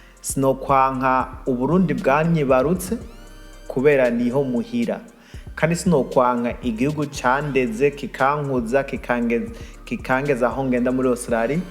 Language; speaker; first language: Rundi; early bilingual, heritage; Rundi